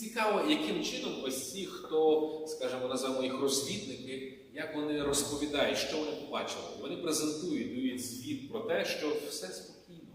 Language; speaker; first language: Ukrainian; native; Ukrainian